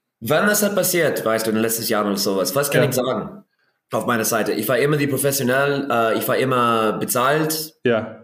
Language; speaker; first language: German; non-native, learner; English